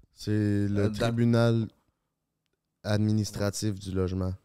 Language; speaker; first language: French; native; French